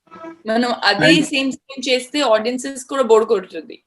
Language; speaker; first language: Telugu; non-native, fluent; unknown